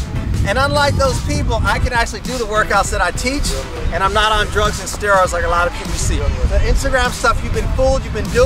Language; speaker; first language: English; non-native, fluent; Portuguese